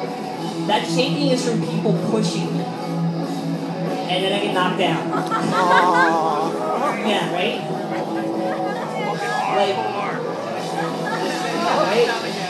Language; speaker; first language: English; native; English